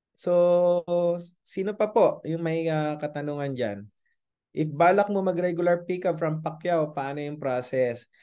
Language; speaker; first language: Filipino; non-native, local second language; Iloko